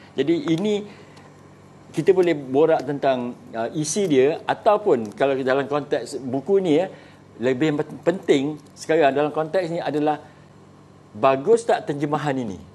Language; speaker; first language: Malay; native; Malay